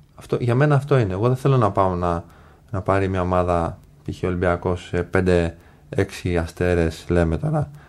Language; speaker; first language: Greek; early bilingual, other home language; English